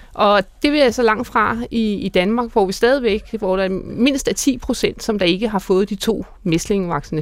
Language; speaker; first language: Danish; native; Danish